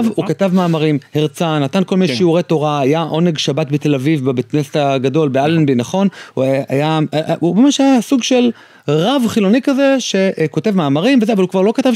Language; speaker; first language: Hebrew; native; Hebrew